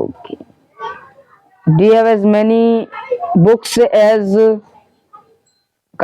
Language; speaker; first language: English; non-native, learner; Hindi